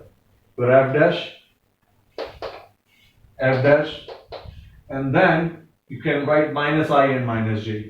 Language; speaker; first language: English; non-native, local second language; Hindi